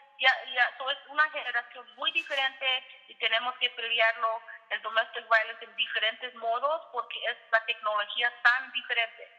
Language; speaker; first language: Spanish; early bilingual, heritage; Spanish